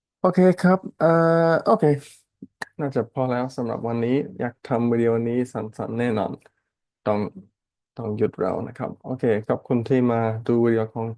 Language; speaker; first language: Thai; non-native, learner; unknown